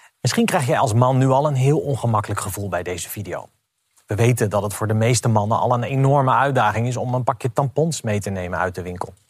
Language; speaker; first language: Dutch; native; Dutch